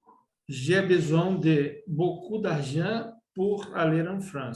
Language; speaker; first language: French; non-native, learner; Portuguese